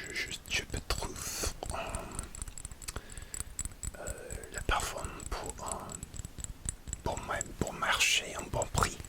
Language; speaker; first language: French; non-native, learner; English